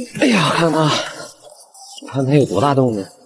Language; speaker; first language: Chinese; native; Chinese